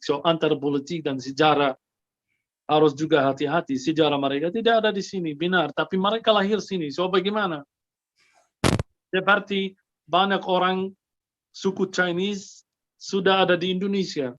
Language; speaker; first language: Indonesian; non-native, fluent; Arabic